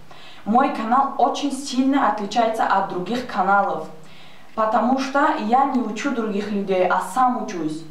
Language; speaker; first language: Russian; non-native, learner; Tajik